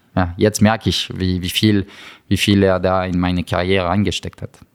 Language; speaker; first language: German; non-native, fluent; French